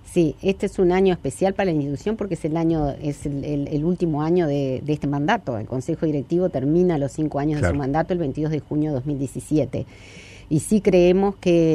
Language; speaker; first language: Spanish; native; Spanish